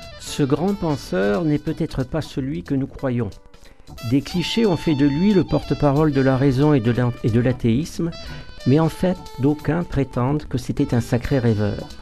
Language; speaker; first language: French; native; French